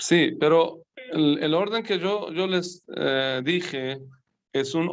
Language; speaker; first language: Spanish; non-native, fluent; Persian